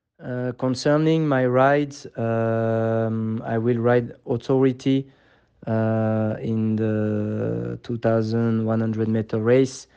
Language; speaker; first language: English; non-native, fluent; French